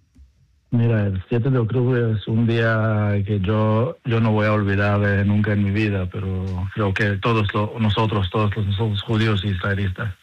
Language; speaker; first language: Spanish; non-native, fluent; Hebrew